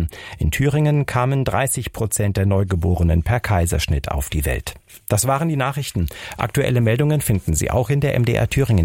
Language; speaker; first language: German; native; German